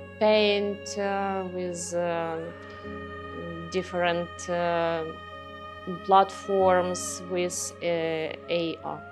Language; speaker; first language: English; non-native, learner; Russian